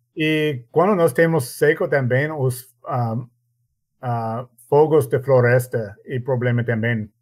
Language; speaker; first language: Portuguese; non-native, learner; English